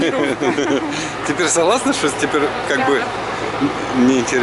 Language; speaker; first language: Russian; native; Russian